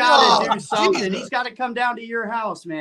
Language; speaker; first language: English; native; English